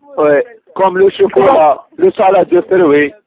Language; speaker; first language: French; non-native, learner; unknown